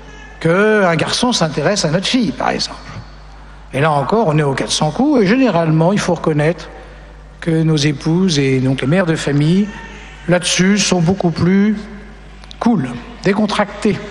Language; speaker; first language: French; native; French